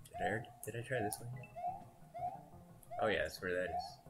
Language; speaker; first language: English; native; English